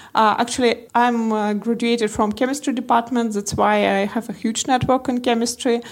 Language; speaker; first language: English; non-native, learner; Russian